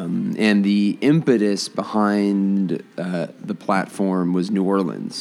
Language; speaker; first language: English; native; English